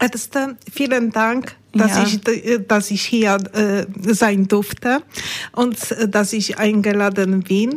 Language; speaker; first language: German; non-native, learner; Polish